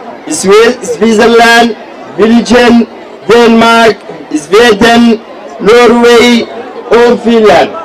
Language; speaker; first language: German; non-native, learner; Somali